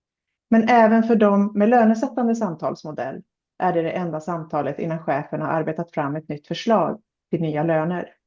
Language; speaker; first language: Swedish; native; Swedish